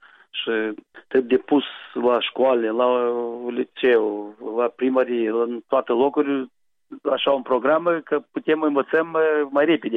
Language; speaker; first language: Romanian; non-native, local second language; Gagauz